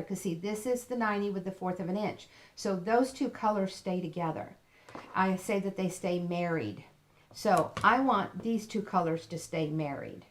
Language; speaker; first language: English; native; English